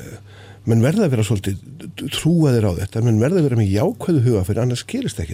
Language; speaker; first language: Icelandic; native; Icelandic